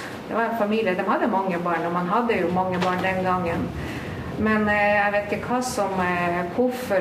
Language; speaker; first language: Norwegian; non-native, fluent; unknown